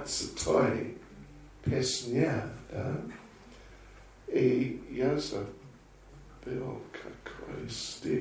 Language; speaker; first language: Russian; non-native, learner; English